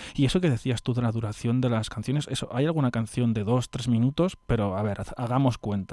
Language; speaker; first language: Spanish; non-native, local second language; Catalan